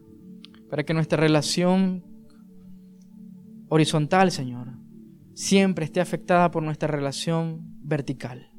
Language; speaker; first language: Spanish; native; Spanish